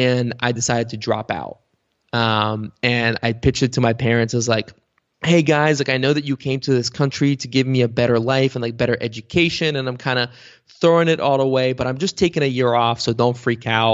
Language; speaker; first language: English; early bilingual, other home language; Bulgarian